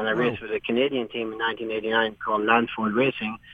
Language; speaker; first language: English; native; English